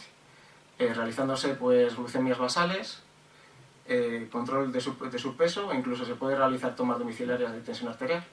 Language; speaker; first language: Spanish; native; Spanish